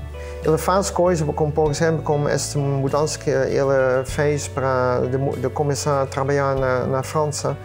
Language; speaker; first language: Portuguese; non-native, fluent; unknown